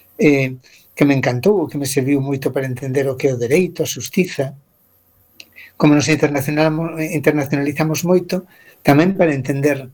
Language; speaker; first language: Galician; native; Galician